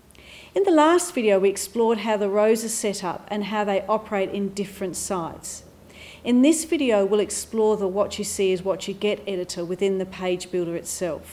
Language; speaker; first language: English; native; English